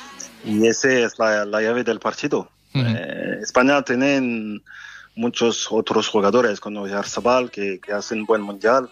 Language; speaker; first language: Spanish; non-native, fluent; French